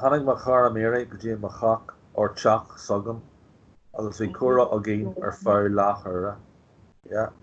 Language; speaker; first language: Irish; non-native, local second language; English